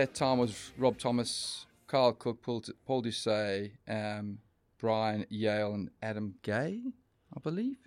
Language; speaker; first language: English; native; English